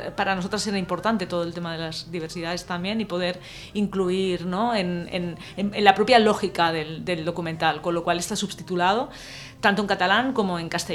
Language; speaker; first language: Spanish; native; Spanish